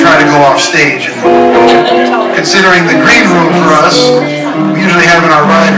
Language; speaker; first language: English; native; English